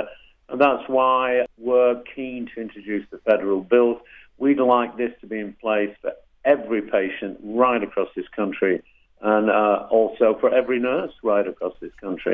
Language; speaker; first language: English; native; English